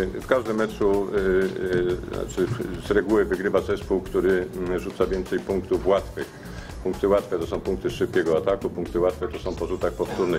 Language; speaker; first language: Polish; native; Polish